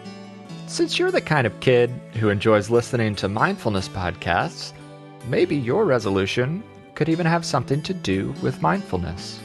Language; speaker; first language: English; native; English